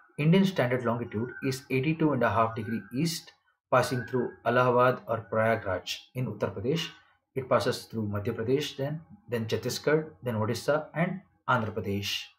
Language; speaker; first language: English; non-native, local second language; Kannada